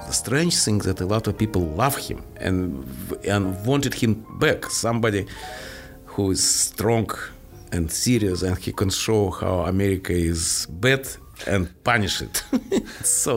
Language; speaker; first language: English; non-native, fluent; Russian